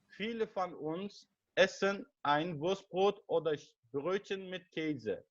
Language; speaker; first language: German; non-native, fluent; Turkish